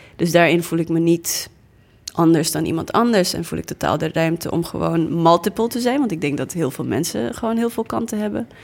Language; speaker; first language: Dutch; early bilingual, other home language; English